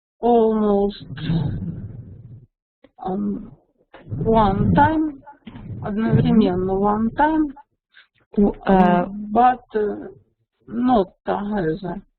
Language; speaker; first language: English; non-native, learner; Russian